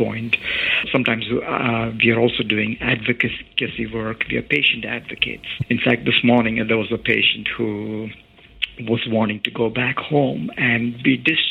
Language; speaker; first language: English; non-native, local second language; Malayalam